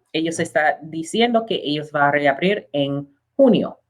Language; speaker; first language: Spanish; non-native, learner; English